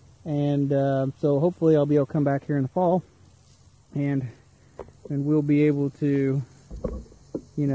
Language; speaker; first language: English; native; English